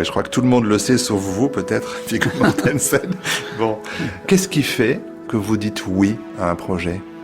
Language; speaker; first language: French; native; French